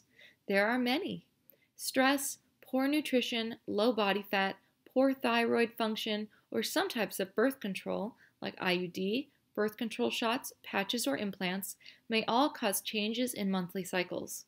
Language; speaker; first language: English; native; English